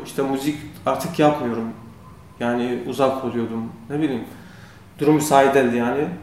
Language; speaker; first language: Turkish; non-native, learner; Kurdish